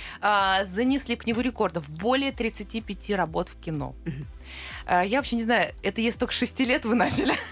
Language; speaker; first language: Russian; native; Russian